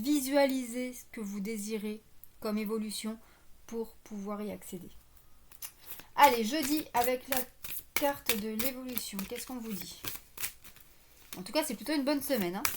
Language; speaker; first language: French; native; French